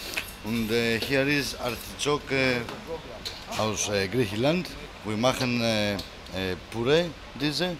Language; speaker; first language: German; non-native, learner; Greek